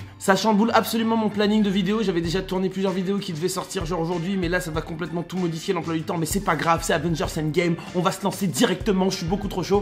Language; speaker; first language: French; native; French